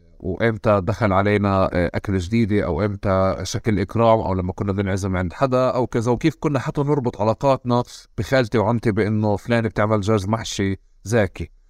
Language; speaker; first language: Arabic; native; Arabic